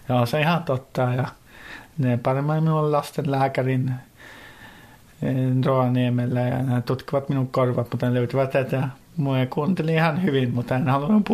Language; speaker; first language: Finnish; early bilingual, heritage; Norwegian